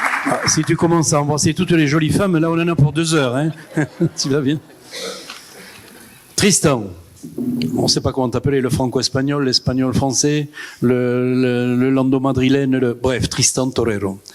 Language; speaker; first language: French; native; French